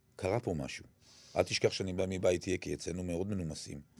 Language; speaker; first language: Hebrew; early bilingual, other home language; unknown